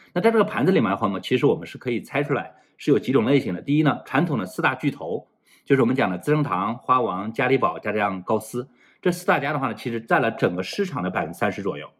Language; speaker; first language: Chinese; native; Chinese